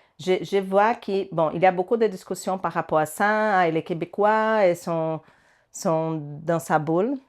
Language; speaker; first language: French; non-native, learner; Portuguese